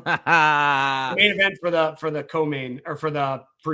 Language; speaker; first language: English; native; English